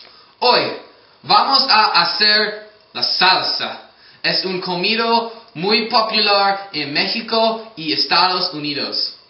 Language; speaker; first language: Spanish; non-native, learner; English